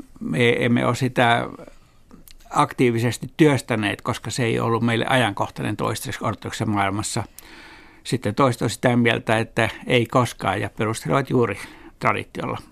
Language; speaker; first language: Finnish; native; Finnish